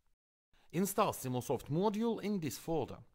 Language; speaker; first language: English; non-native, fluent; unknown